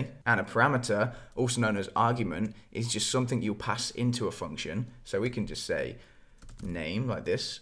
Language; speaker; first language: English; native; English